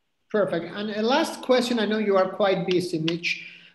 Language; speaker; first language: English; non-native, fluent; Spanish